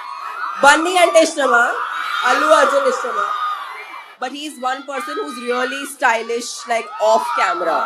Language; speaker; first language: Telugu; non-native, fluent; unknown